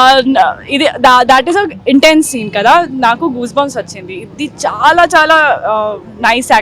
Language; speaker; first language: Telugu; non-native, learner; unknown